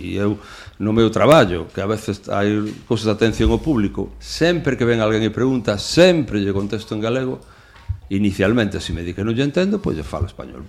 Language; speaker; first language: Galician; non-native, local second language; Spanish